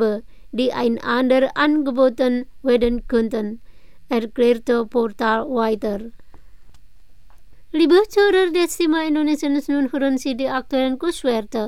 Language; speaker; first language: German; non-native, fluent; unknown